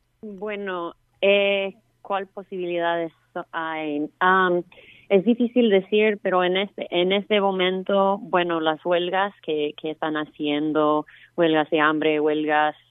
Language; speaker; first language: Spanish; non-native, fluent; English